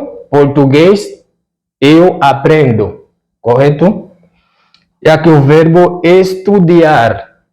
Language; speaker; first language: Portuguese; non-native, fluent; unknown